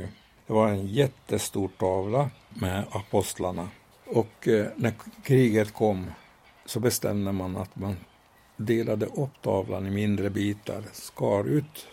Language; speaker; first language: Swedish; non-native, fluent; Hungarian